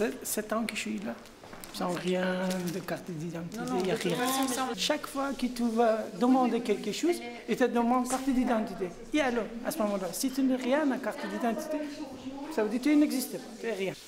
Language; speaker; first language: French; non-native, learner; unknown